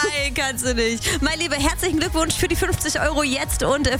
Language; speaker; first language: German; native; German